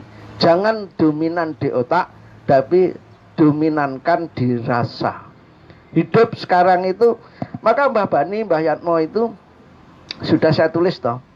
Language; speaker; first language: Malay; non-native, local second language; Javanese